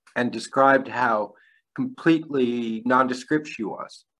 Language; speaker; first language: English; native; English